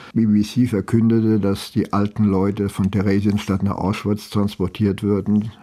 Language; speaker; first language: German; native; German